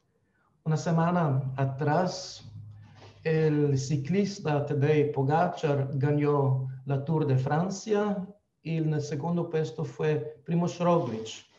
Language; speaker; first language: Spanish; non-native, fluent; Slovenian